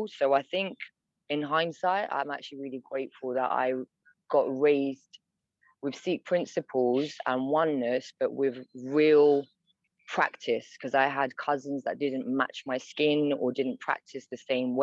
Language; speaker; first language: English; native; English